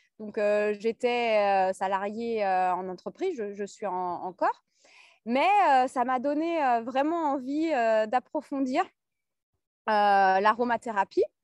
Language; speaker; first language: French; native; French